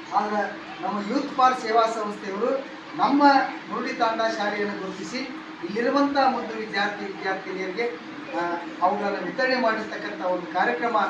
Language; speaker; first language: Kannada; native; Kannada